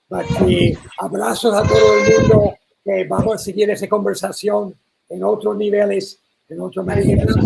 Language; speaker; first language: Spanish; non-native, learner; English